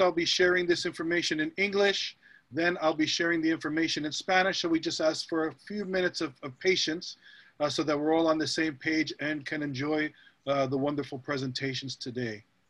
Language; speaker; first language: English; native; English